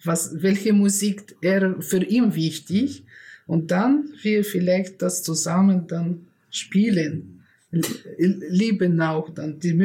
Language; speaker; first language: German; non-native, learner; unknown